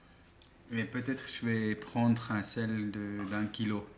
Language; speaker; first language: French; non-native, local second language; German